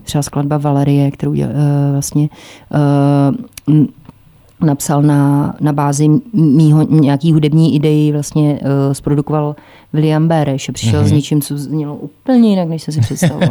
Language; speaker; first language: Czech; native; Czech